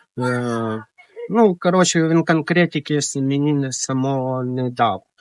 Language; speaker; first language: Ukrainian; native; Ukrainian